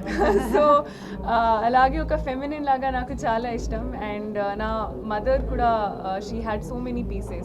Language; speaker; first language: Telugu; non-native, learner; Haryanvi